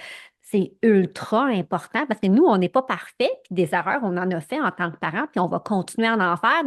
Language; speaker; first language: French; native; French